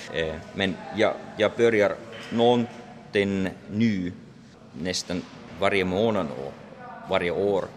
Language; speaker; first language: Swedish; non-native, learner; Finnish